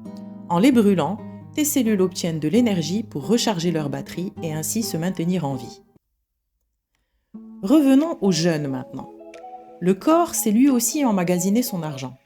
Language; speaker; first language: French; native; French